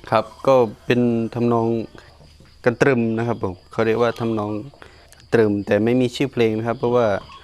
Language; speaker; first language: Thai; non-native, local second language; Northern Khmer